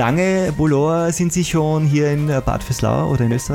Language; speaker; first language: German; native; German